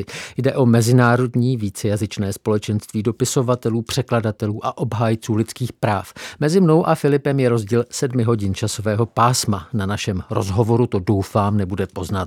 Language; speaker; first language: Czech; native; Czech